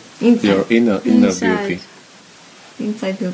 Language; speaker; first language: English; non-native, learner; Slovak